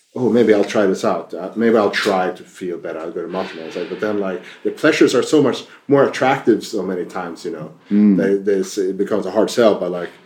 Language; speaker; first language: English; non-native, fluent; Swedish